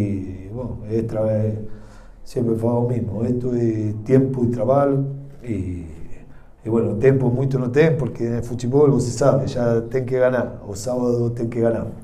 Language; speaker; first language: Portuguese; non-native, learner; Spanish